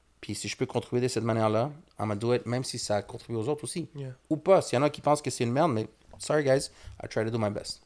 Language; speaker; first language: French; early bilingual, other home language; Spanish